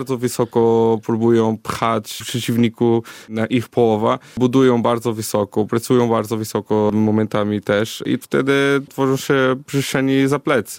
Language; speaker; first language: Polish; non-native, fluent; Portuguese